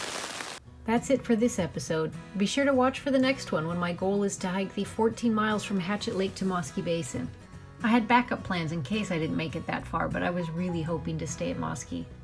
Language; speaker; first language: English; native; English